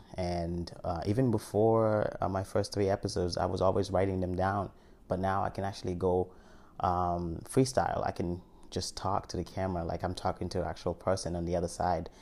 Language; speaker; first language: English; early bilingual, other home language; Haitian Creole